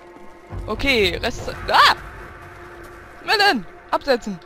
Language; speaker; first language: German; native; German